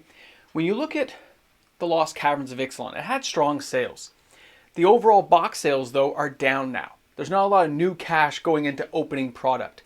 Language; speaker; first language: English; native; English